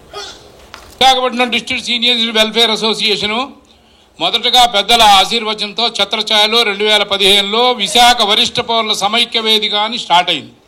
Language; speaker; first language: Telugu; native; Telugu